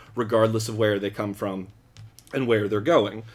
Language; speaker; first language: English; native; English